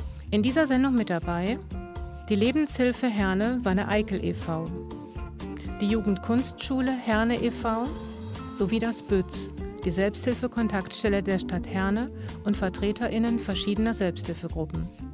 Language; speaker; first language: German; native; German